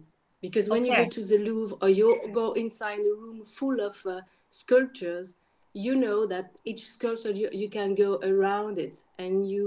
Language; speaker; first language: English; non-native, learner; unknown